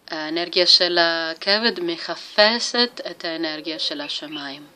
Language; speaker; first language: Hebrew; non-native, learner; Italian